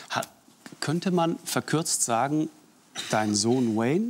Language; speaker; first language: German; native; German